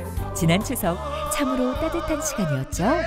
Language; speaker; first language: Korean; native; Korean